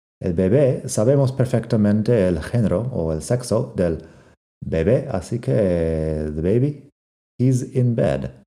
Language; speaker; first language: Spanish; non-native, fluent; English